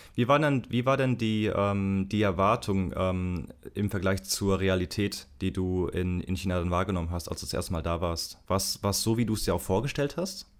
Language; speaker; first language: German; native; German